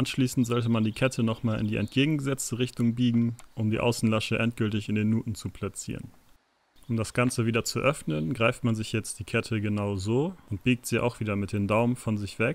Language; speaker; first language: German; native; German